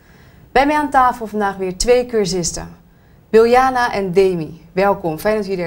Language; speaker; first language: Dutch; native; Dutch